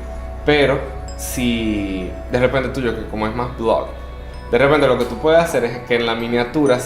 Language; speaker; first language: Spanish; native; Spanish